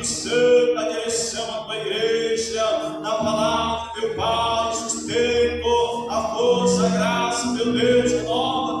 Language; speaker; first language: Portuguese; native; Portuguese